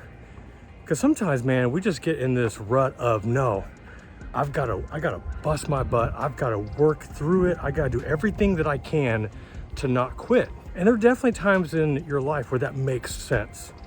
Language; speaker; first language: English; native; English